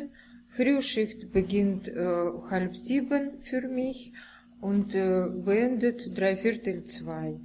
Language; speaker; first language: German; non-native, learner; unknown